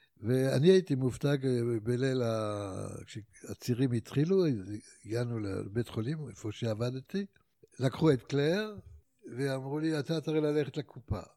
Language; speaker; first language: Hebrew; non-native, fluent; French